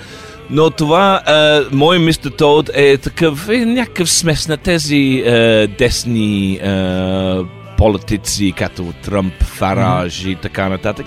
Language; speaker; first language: Bulgarian; non-native, learner; English